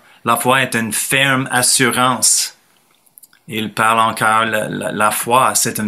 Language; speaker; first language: French; non-native, fluent; English